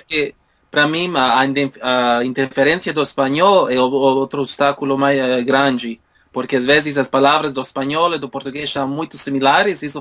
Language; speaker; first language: Portuguese; non-native, learner; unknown